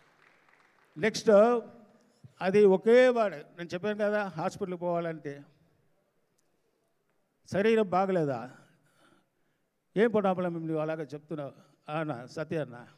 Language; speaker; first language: Telugu; non-native, learner; Tamil